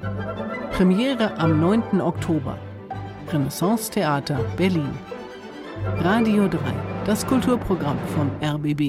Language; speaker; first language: German; native; German